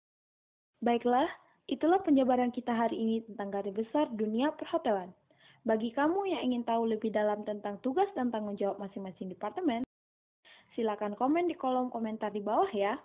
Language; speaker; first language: Indonesian; native; Indonesian